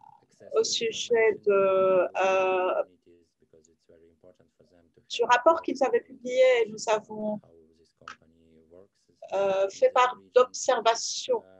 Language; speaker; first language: French; non-native, fluent; Ukrainian